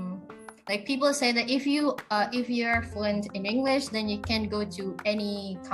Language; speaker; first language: English; non-native, fluent; Indonesian